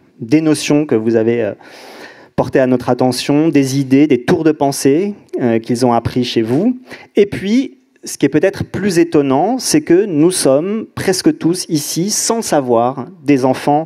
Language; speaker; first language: French; native; French